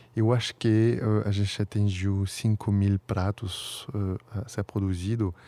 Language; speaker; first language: Portuguese; non-native, fluent; French